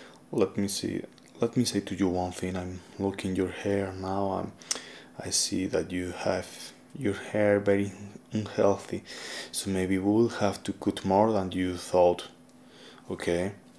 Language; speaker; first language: English; non-native, fluent; Spanish